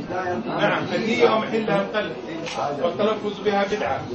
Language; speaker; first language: Arabic; native; Arabic